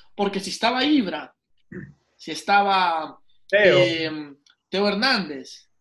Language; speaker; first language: Spanish; native; Spanish